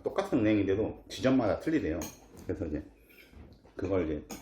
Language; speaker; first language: Korean; native; Korean